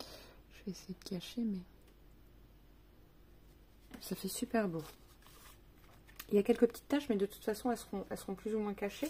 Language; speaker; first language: French; native; French